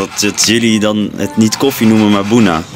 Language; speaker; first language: Dutch; native; Dutch